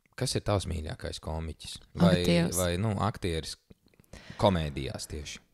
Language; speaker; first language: Latvian; native; Latvian